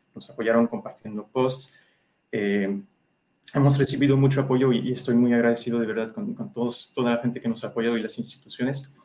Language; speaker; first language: Spanish; non-native, fluent; French